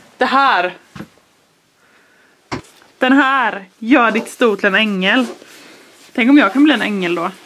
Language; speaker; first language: Swedish; native; Swedish